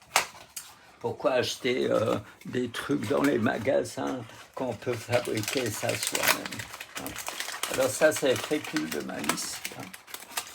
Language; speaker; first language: French; non-native, fluent; Russian